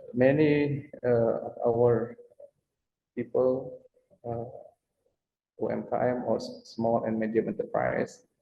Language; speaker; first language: English; non-native, fluent; Banjar